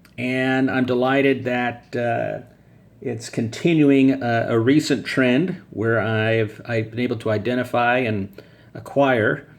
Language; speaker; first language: English; native; English